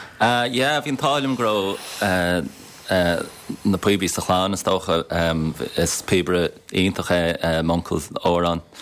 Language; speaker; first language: Irish; non-native, local second language; English